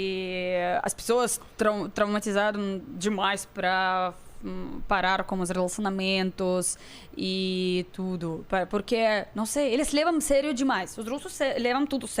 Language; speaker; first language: Portuguese; non-native, fluent; Russian